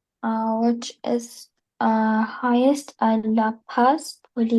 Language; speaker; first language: English; non-native, learner; Arabic